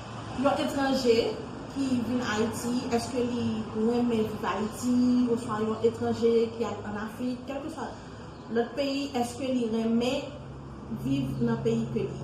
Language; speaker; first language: French; non-native, learner; Haitian Creole